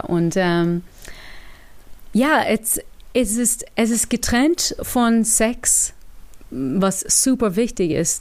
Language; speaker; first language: German; non-native, learner; English